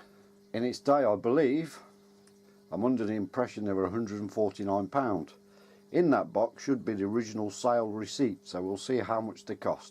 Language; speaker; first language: English; native; English